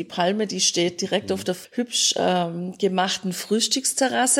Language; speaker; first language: German; native; German